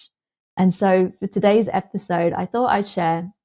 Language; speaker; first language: English; native; English